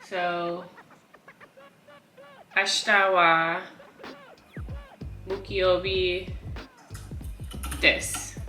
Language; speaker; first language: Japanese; non-native, learner; English